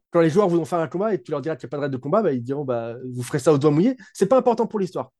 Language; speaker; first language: French; native; French